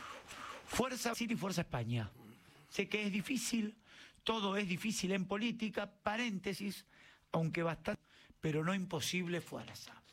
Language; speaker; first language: Spanish; native; Spanish